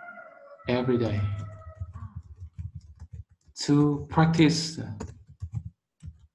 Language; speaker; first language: English; non-native, learner; Vietnamese